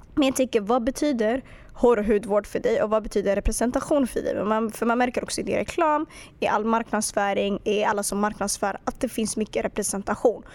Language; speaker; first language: Swedish; early bilingual, other home language; Arabic